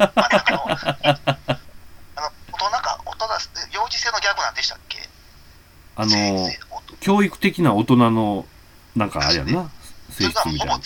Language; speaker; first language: Japanese; native; Japanese